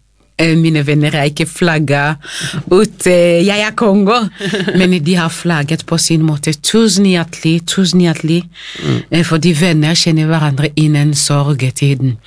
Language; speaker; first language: Norwegian; non-native, fluent; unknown